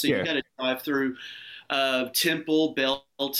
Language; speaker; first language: English; native; English